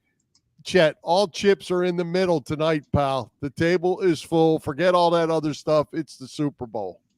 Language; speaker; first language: English; native; English